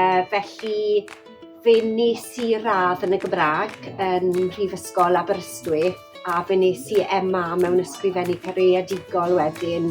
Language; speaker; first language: Welsh; native; Welsh